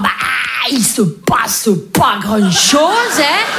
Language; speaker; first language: French; native; French